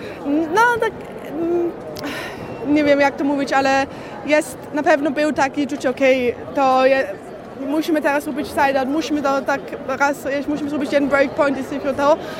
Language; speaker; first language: Polish; early bilingual, heritage; Polish